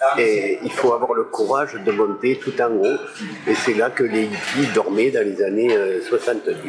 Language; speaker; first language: French; native; French